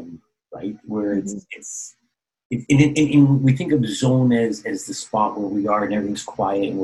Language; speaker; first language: English; native; English